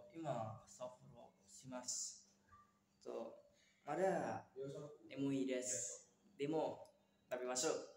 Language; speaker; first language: Japanese; non-native, learner; Indonesian